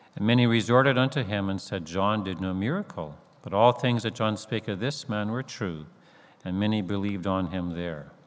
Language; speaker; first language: English; native; English